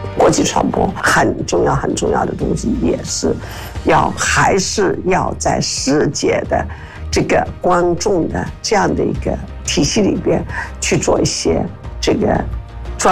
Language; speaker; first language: Chinese; native; Chinese